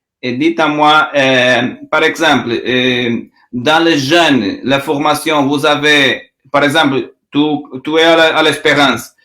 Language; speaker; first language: French; non-native, learner; Portuguese